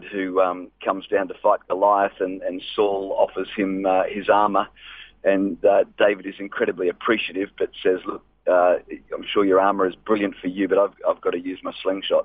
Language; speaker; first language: English; native; English